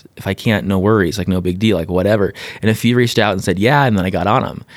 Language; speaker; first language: English; native; English